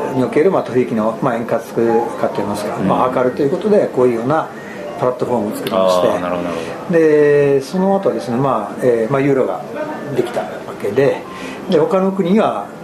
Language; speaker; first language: Japanese; non-native, fluent; Italian